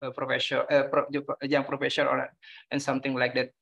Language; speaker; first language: English; non-native, fluent; Indonesian